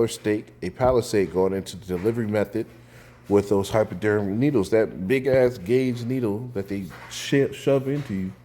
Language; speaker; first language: English; native; English